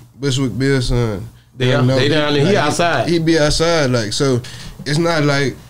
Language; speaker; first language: English; native; English